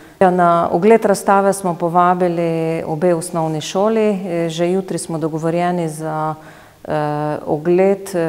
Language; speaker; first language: Slovenian; native; Slovenian